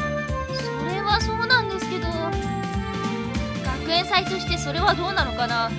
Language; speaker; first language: Japanese; native; Japanese